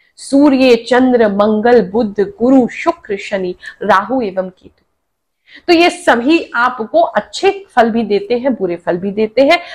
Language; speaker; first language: Hindi; native; Hindi